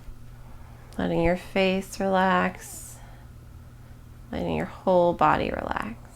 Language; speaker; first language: English; native; English